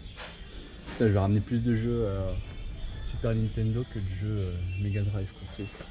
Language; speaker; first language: French; native; French